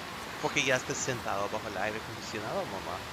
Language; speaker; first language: Spanish; non-native, learner; English